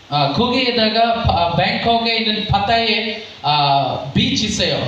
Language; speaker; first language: Korean; non-native, learner; Telugu